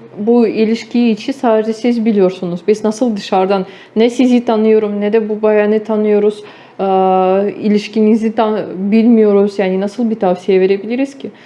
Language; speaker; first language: Turkish; non-native, fluent; Ukrainian